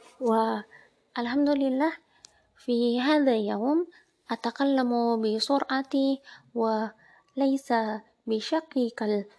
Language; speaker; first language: Arabic; non-native, learner; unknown